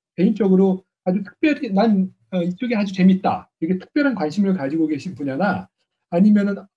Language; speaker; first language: Korean; native; Korean